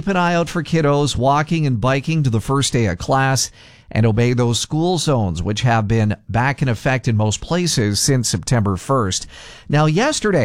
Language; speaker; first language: English; native; English